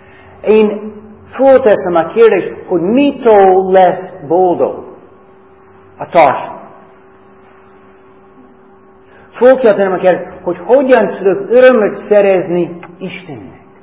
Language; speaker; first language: Hungarian; non-native, fluent; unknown